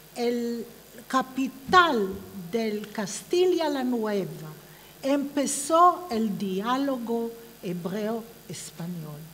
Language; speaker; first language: Spanish; non-native, fluent; Hebrew